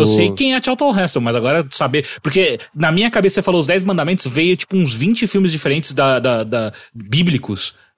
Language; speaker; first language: Portuguese; native; Portuguese